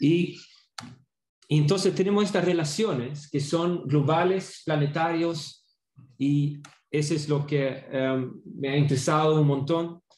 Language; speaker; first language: Spanish; non-native, fluent; Swedish